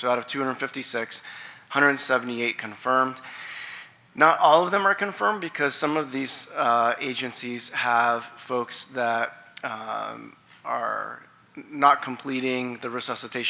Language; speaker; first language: English; native; English